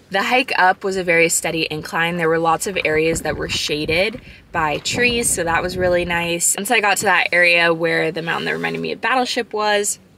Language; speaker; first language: English; native; English